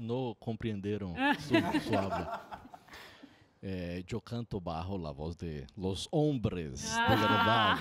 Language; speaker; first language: Spanish; non-native, learner; Portuguese